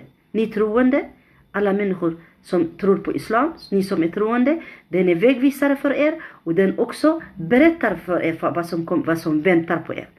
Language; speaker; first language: Swedish; non-native, fluent; Arabic